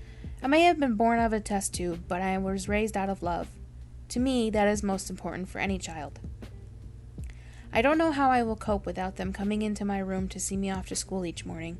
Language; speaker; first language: English; native; English